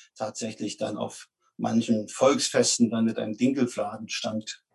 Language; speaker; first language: German; native; German